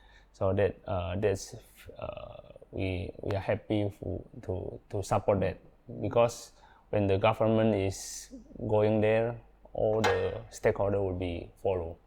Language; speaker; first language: English; non-native, learner; Indonesian